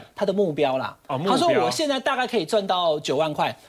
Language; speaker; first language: Chinese; native; Chinese